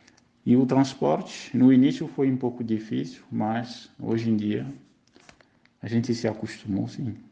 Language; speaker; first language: Portuguese; non-native, fluent; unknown